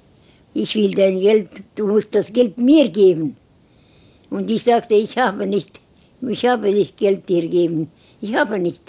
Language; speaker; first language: German; non-native, learner; Estonian